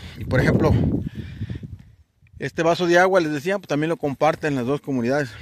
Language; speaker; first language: Spanish; native; Spanish